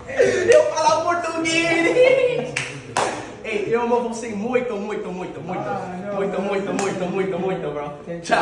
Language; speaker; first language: Portuguese; non-native, learner; English